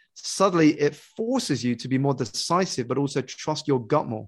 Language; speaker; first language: English; native; English